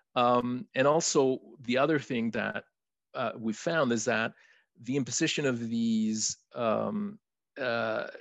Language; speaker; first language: English; non-native, fluent; Spanish